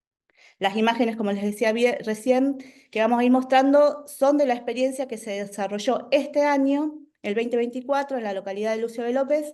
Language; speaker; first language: Spanish; native; Spanish